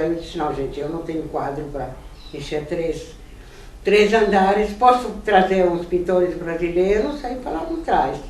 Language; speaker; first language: Portuguese; non-native, fluent; German